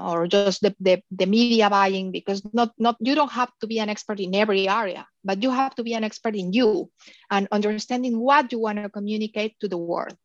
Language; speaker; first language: English; non-native, fluent; Spanish